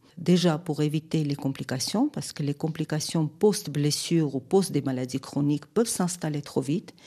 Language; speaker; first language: French; non-native, fluent; Armenian